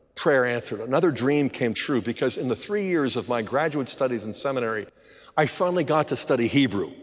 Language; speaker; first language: English; native; English